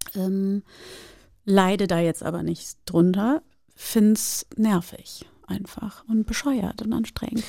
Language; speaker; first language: German; early bilingual, other home language; Portuguese